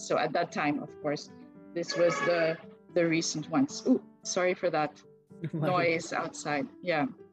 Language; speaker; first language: English; non-native, local second language; Filipino